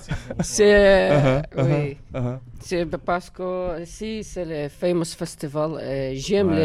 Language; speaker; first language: French; non-native, learner; Arabic